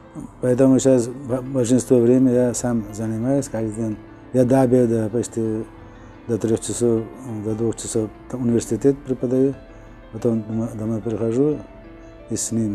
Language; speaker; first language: Russian; non-native, local second language; Uzbek